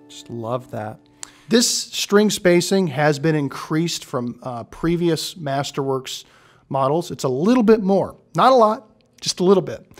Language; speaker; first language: English; native; English